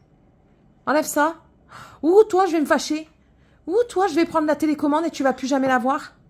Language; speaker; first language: French; native; French